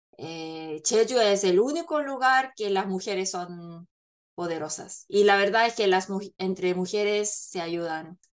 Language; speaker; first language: Spanish; non-native, fluent; Korean